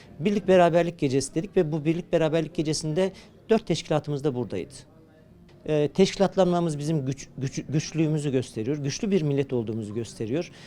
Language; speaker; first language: Turkish; early bilingual, heritage; Crimean Tatar